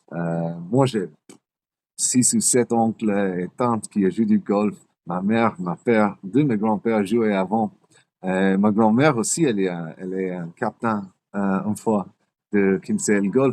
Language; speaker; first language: French; non-native, learner; English